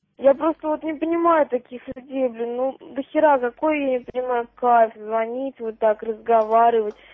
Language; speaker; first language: Russian; native; Russian